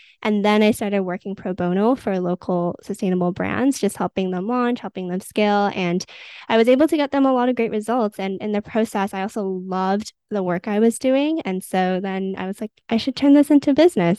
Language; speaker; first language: English; native; English